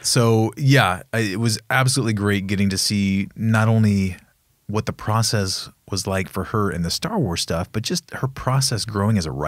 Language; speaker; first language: English; native; English